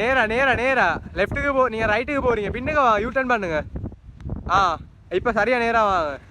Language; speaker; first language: Tamil; native; Tamil